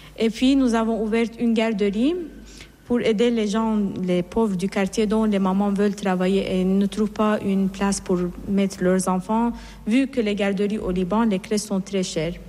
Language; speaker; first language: French; non-native, learner; Persian